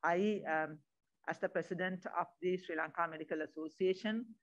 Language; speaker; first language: English; non-native, local second language; Sinhala